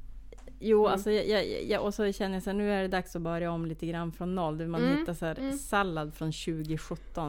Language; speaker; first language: Swedish; native; Swedish